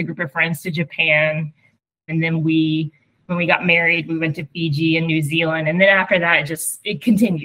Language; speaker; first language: English; native; English